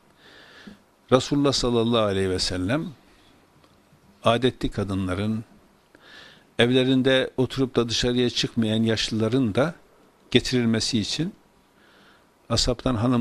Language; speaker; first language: Turkish; native; Turkish